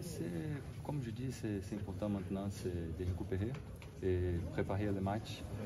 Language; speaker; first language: French; non-native, learner; Portuguese